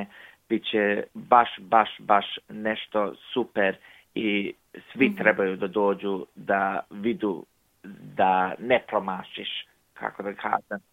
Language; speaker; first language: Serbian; early bilingual, heritage; English